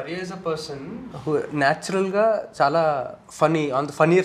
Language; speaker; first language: Telugu; native; Telugu